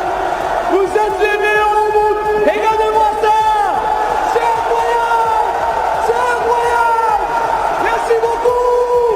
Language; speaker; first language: French; non-native, learner; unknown